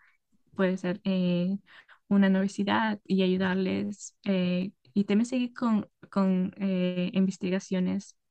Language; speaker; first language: Spanish; early bilingual, heritage; Spanish